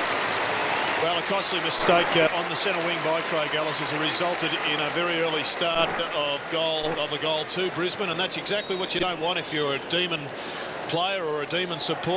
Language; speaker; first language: English; native; English